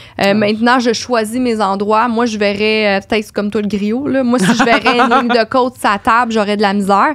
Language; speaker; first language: French; native; French